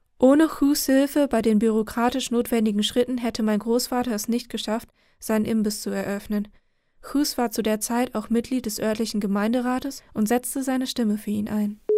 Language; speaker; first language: German; early bilingual, other home language; Vietnamese